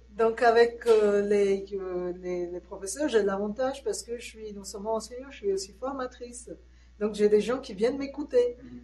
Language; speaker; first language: French; non-native, fluent; Tamil